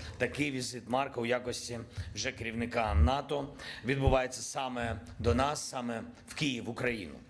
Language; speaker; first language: Ukrainian; non-native, local second language; Russian